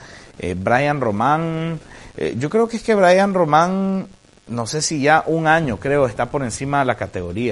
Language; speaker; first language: Spanish; native; Spanish